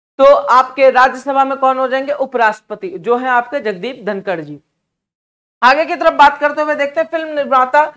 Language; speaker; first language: Hindi; native; Hindi